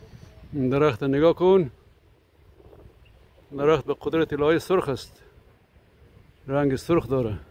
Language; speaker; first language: Persian; native; Persian